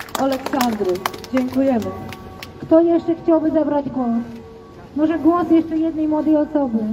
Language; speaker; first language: Polish; native; Polish